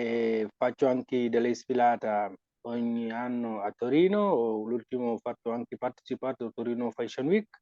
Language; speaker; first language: Italian; non-native, fluent; Wolof